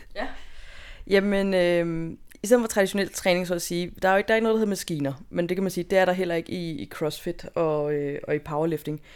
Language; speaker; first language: Danish; native; Danish